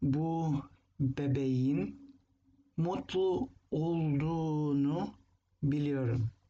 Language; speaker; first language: Turkish; non-native, fluent; English